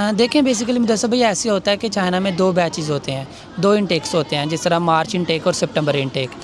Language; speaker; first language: Urdu; non-native, local second language; Punjabi